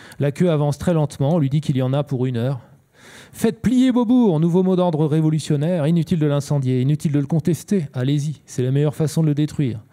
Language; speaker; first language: French; native; French